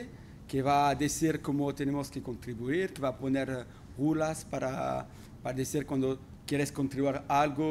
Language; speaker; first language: Spanish; non-native, fluent; French